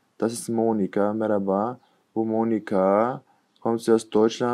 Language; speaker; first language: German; non-native, fluent; Turkish